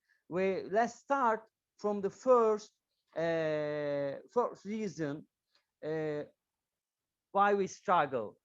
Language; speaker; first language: English; non-native, learner; Turkish